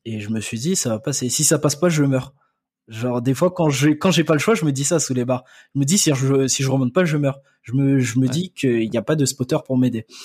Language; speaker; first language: French; early bilingual, other home language; Akan